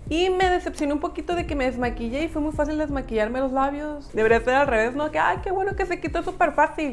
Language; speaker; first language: Spanish; native; Spanish